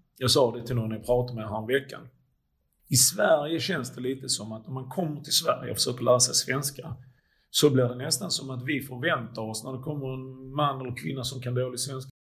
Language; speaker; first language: Swedish; early bilingual, other home language; Croatian